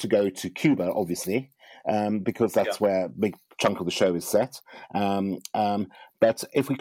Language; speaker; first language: English; native; English